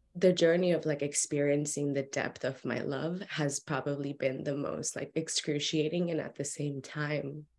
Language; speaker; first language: English; early bilingual, other home language; Spanish